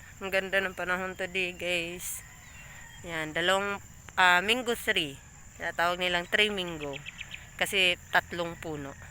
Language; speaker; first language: Filipino; non-native, local second language; Cebuano